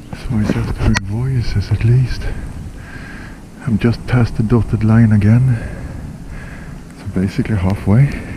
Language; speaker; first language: English; non-native, fluent; Swedish